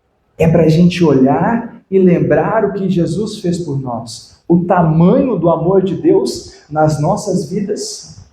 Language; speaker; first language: Portuguese; native; Portuguese